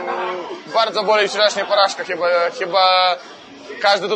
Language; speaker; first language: Polish; non-native, fluent; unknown